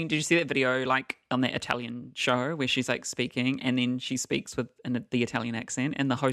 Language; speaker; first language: English; native; English